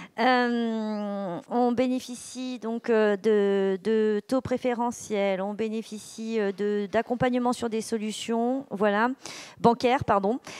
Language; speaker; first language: French; native; French